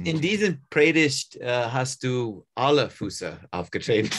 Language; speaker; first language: German; non-native, learner; English